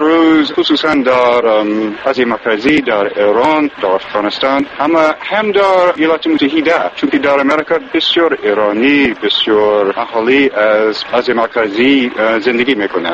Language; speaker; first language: Persian; non-native, learner; English